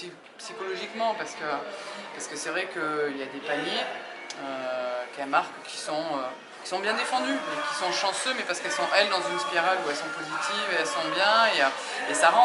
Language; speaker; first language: French; native; French